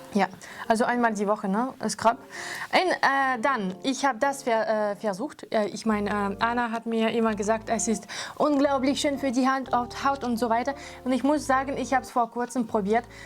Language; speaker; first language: German; non-native, fluent; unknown